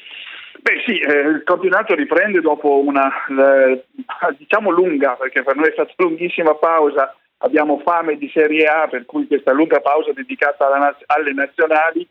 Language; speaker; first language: Italian; native; Italian